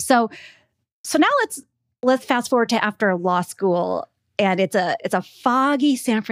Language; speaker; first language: English; native; English